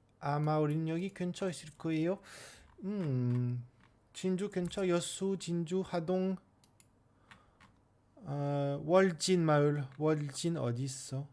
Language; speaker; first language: Korean; non-native, learner; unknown